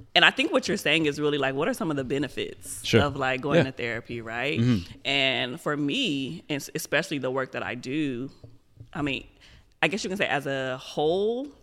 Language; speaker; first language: English; native; English